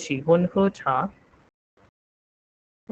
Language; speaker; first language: Chinese; non-native, fluent; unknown